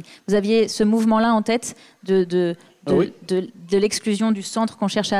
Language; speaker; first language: French; native; French